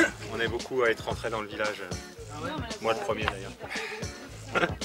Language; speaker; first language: French; native; French